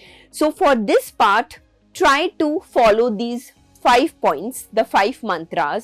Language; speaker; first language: English; non-native, local second language; Hindi